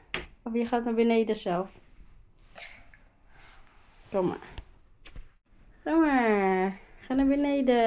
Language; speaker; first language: Dutch; non-native, learner; Waray